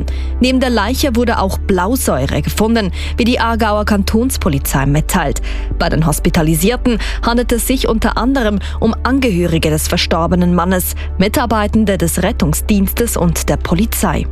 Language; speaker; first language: German; native; German